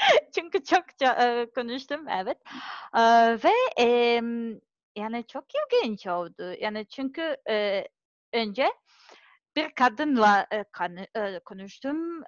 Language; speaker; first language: Turkish; non-native, learner; Serbian